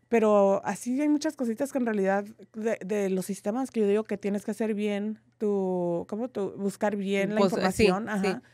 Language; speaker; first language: Spanish; native; Spanish